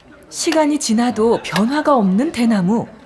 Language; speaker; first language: Korean; native; Korean